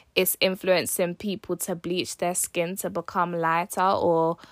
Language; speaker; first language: English; native; English